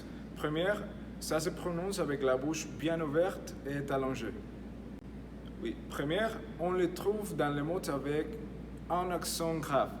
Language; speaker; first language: French; non-native, learner; Spanish